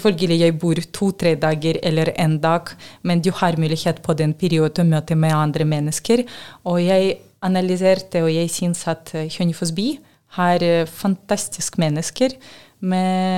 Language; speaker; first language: Norwegian; non-native, learner; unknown